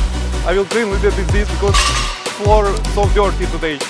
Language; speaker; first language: English; non-native, learner; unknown